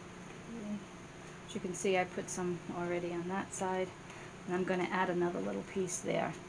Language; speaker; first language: English; native; English